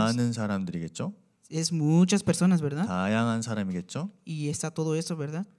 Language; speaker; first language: Spanish; non-native, learner; Korean